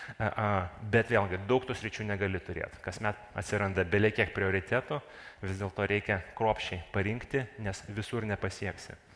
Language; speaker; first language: Lithuanian; non-native, local second language; Russian